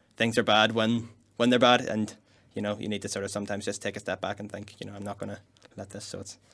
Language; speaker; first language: English; native; English